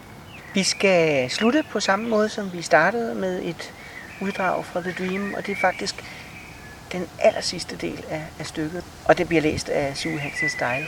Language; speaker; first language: Danish; native; Danish